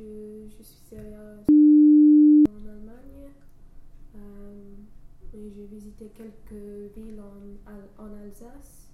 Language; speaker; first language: French; non-native, fluent; English